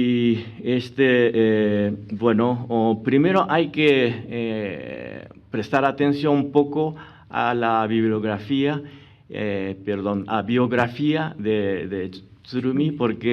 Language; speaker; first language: Spanish; non-native, fluent; Japanese